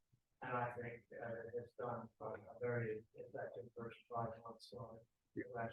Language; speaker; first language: English; native; English